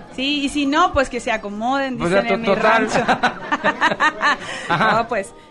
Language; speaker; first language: Spanish; native; Spanish